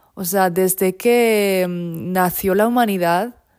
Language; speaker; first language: Spanish; non-native, fluent; Japanese